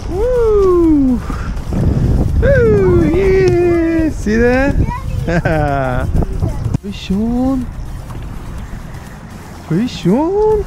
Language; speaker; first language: English; non-native, learner; Ukrainian